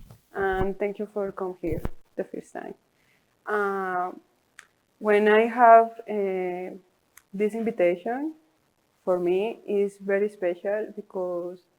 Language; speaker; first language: English; non-native, learner; Spanish